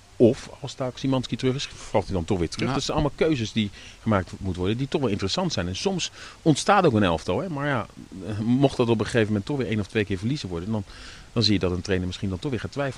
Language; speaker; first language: Dutch; native; Dutch